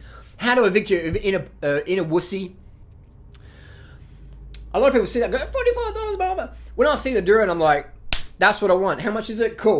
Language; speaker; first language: English; native; English